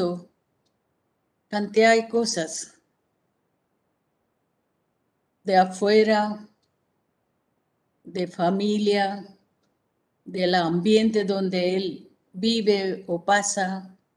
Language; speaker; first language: Spanish; non-native, fluent; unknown